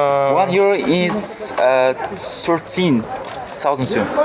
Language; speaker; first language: English; non-native, learner; Kazakh